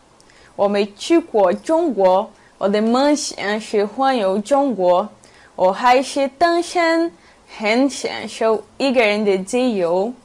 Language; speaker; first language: Chinese; non-native, learner; Portuguese